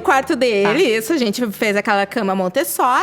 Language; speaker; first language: Portuguese; native; Portuguese